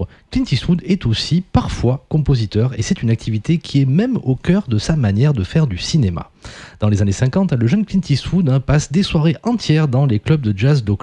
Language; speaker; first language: French; native; French